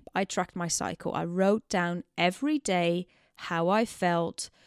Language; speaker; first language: English; non-native, fluent; Dutch